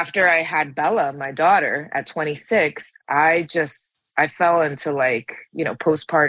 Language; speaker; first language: English; native; English